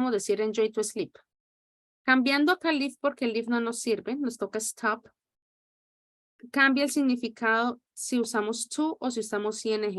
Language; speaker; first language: Spanish; native; Spanish